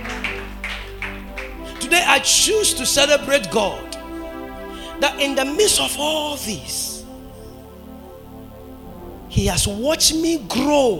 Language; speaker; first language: English; non-native, local second language; Akan